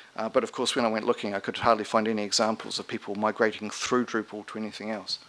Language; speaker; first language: English; native; English